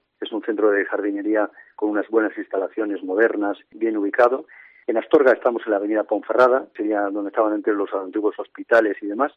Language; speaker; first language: Spanish; native; Spanish